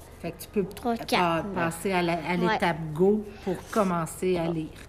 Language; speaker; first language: French; native; French